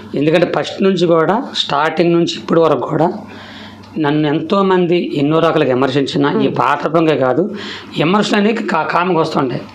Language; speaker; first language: Telugu; non-native, local second language; Koya